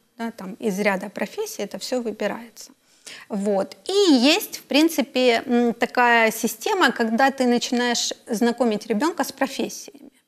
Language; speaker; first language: Russian; native; Russian